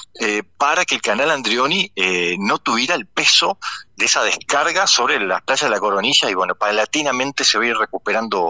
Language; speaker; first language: Spanish; native; Spanish